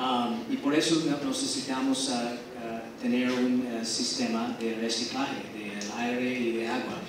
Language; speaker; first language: Spanish; non-native, fluent; English